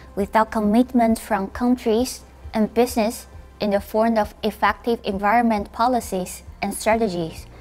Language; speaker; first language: English; non-native, fluent; Chinese